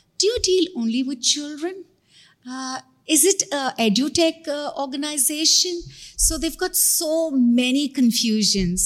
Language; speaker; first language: English; non-native, local second language; Tamil